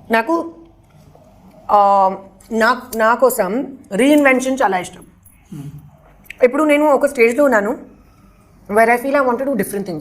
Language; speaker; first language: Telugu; non-native, learner; Hindi